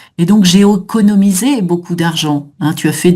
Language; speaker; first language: French; native; French